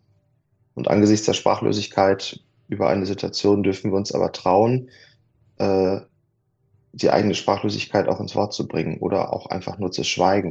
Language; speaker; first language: German; native; German